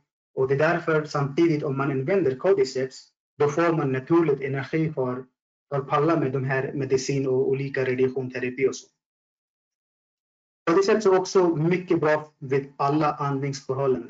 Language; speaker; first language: Swedish; non-native, fluent; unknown